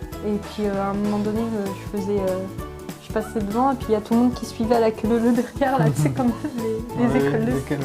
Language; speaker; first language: French; native; French